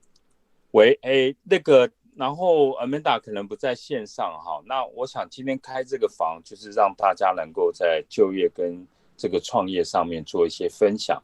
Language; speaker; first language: Chinese; native; Chinese